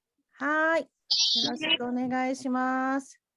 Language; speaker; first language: Japanese; non-native, fluent; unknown